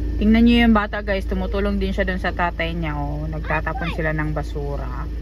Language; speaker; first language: Filipino; non-native, local second language; Cebuano